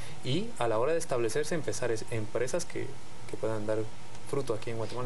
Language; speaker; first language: Spanish; native; Spanish